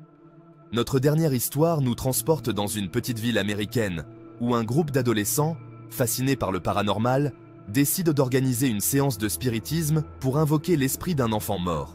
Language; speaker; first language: French; native; French